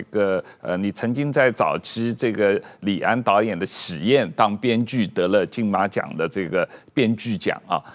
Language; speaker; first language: Chinese; native; Chinese